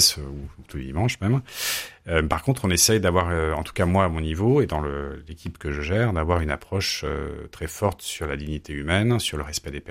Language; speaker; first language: French; native; French